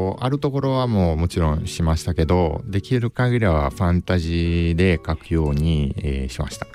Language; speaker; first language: Japanese; non-native, fluent; Italian